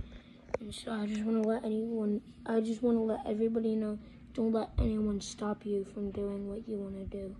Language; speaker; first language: English; native; English